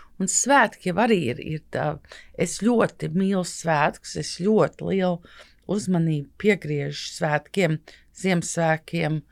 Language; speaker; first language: Latvian; early bilingual, heritage; Latvian